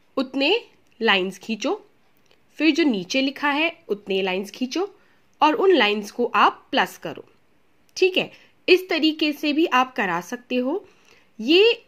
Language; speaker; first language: Hindi; native; Hindi